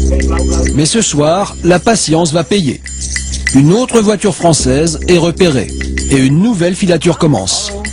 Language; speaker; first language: French; native; French